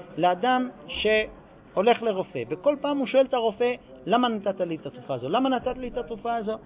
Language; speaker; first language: Hebrew; non-native, fluent; English